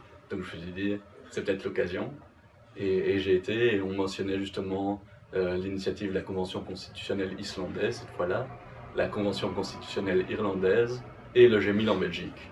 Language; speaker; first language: French; native; French